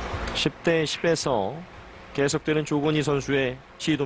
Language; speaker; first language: Korean; native; Korean